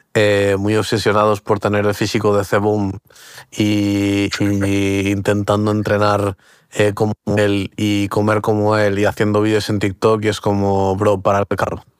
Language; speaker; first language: Spanish; early bilingual, other home language; Portuguese